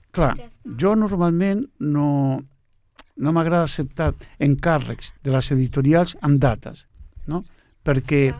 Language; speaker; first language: Catalan; non-native, fluent; Portuguese